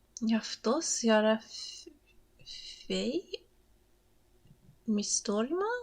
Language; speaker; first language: Greek; non-native, learner; English